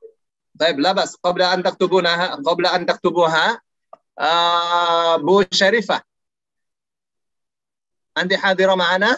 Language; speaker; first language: Arabic; non-native, fluent; Indonesian